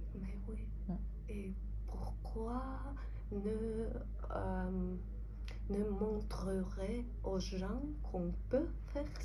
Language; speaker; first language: French; non-native, fluent; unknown